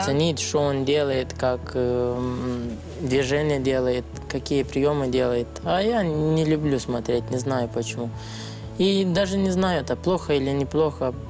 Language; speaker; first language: Russian; non-native, learner; Romanian